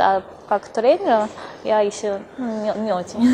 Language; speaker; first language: Russian; non-native, fluent; Japanese